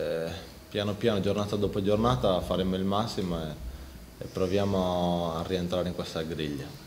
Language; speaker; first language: Italian; native; Italian